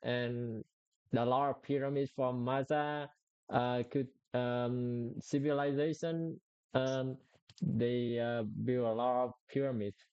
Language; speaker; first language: English; non-native, learner; Vietnamese